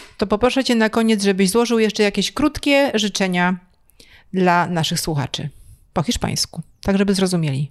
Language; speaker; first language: Polish; native; Polish